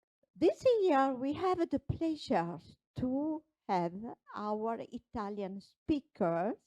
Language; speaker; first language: English; non-native, fluent; Italian